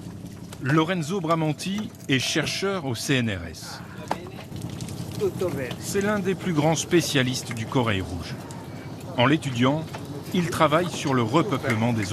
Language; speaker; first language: French; native; French